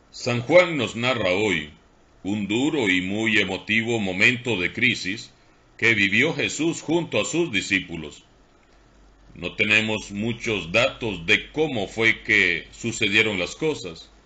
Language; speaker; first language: Spanish; native; Spanish